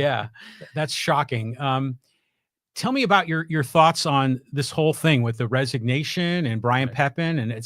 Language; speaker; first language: English; native; English